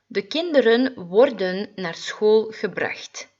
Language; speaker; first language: Dutch; non-native, fluent; French